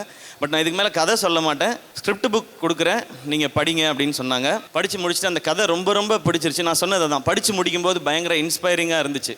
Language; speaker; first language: Tamil; native; Tamil